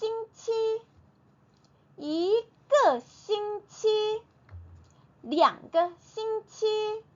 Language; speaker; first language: Chinese; non-native, fluent; Korean